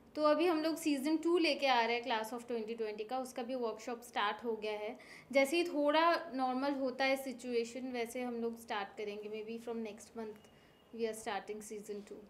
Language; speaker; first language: Hindi; non-native, local second language; Bangla